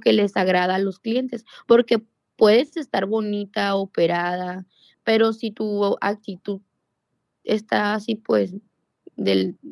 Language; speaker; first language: Spanish; native; Spanish